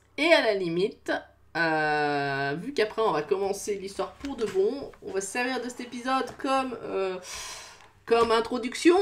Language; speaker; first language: French; native; French